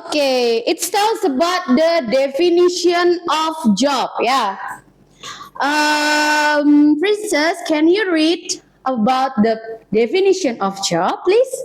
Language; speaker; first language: English; non-native, learner; Indonesian